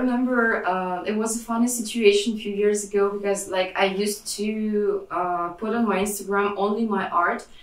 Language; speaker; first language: English; non-native, fluent; Russian